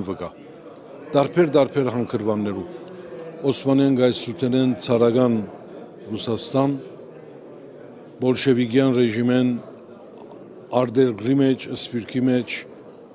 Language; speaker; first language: Armenian; early bilingual, heritage; Armenian